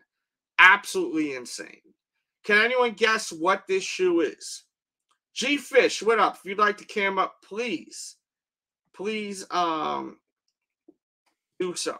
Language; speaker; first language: English; native; English